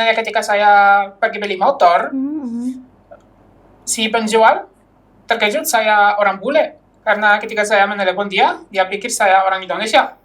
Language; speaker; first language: Indonesian; non-native, fluent; Polish